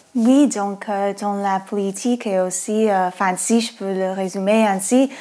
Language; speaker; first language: French; non-native, fluent; English